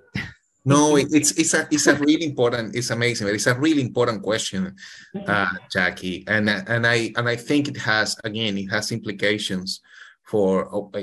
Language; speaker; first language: English; non-native, fluent; Spanish